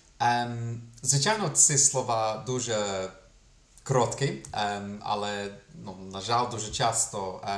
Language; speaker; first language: Ukrainian; non-native, fluent; English